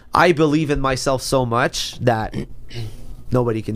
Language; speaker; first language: English; non-native, fluent; French